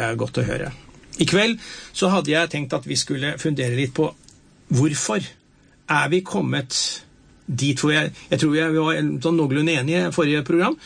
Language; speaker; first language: Norwegian; native; Norwegian